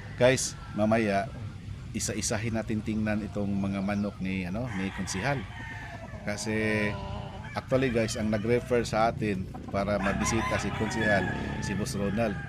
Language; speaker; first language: Filipino; non-native, local second language; Cebuano